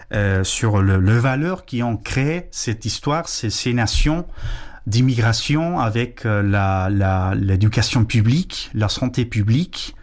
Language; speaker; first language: French; non-native, fluent; Spanish